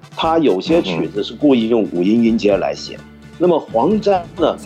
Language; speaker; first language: Chinese; non-native, local second language; Cantonese